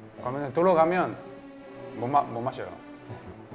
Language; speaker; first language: Korean; non-native, fluent; French